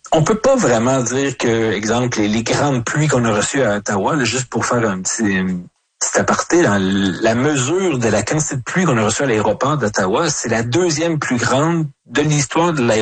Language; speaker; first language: French; native; French